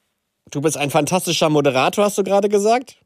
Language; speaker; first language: German; native; German